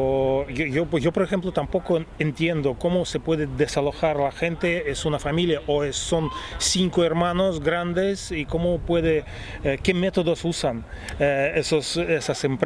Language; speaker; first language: Spanish; non-native, fluent; Russian